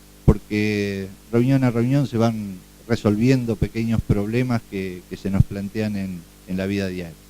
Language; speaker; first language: Spanish; native; Spanish